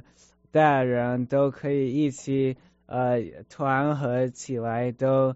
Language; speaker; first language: Chinese; early bilingual, heritage; Chinese